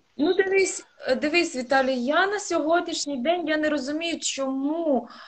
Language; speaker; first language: Ukrainian; non-native, local second language; Russian